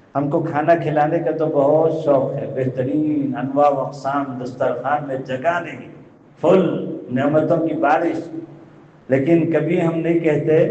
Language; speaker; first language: Urdu; native; Urdu